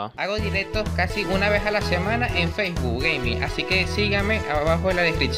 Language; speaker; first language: Spanish; native; Spanish